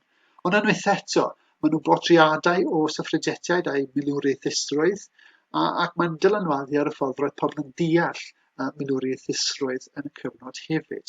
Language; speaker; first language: Welsh; native; Welsh